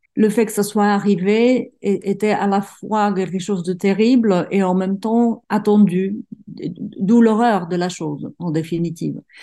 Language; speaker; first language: French; non-native, fluent; Czech